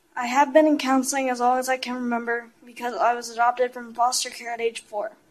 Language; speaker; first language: English; non-native, fluent; Chinese